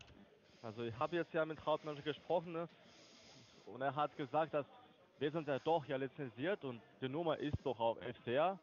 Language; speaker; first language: German; non-native, learner; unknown